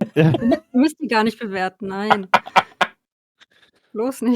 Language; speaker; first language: German; native; German